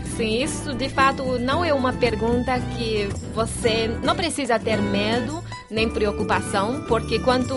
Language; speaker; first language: Portuguese; non-native, fluent; Chinese